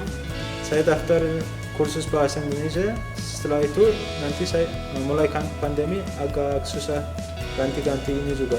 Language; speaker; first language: Indonesian; non-native, fluent; Turkmen